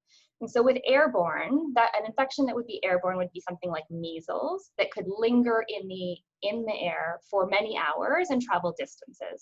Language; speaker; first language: English; native; English